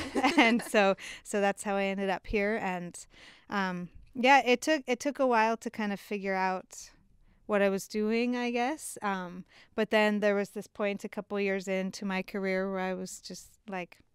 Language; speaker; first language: English; native; English